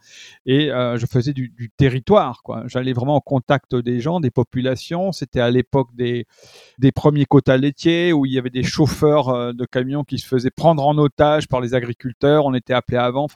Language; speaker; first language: French; native; French